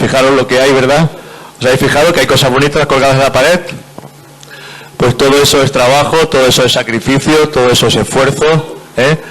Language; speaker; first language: Spanish; native; Spanish